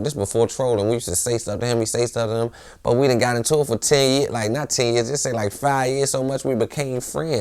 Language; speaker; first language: English; native; English